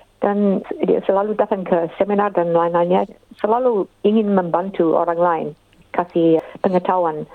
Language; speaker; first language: Indonesian; non-native, fluent; English